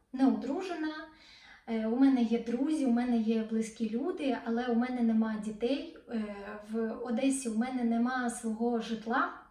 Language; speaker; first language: Ukrainian; non-native, local second language; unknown